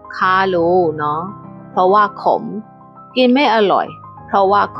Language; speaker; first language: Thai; non-native, fluent; Burmese